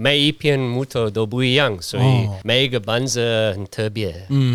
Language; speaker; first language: Chinese; non-native, learner; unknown